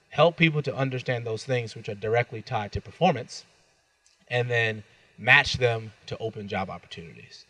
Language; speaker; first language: English; native; English